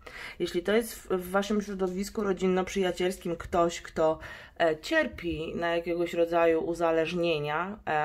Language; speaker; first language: Polish; native; Polish